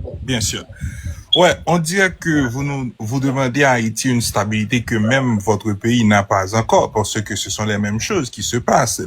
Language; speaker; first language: French; non-native, local second language; Haitian Creole